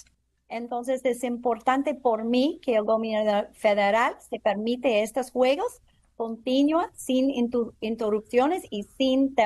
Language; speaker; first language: Spanish; non-native, learner; English